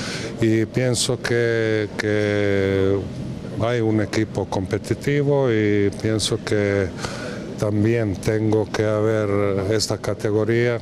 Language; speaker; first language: Spanish; non-native, fluent; Croatian